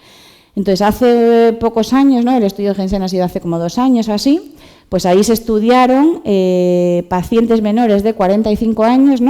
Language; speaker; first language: Spanish; native; Spanish